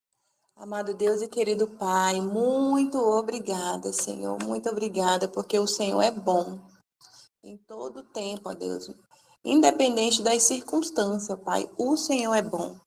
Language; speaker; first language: Portuguese; native; Portuguese